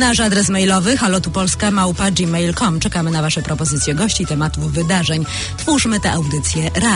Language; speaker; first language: Polish; native; Polish